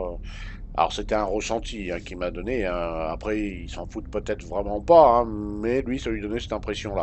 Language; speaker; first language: French; native; French